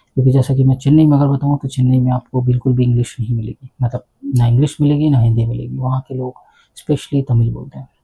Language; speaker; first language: Hindi; native; Hindi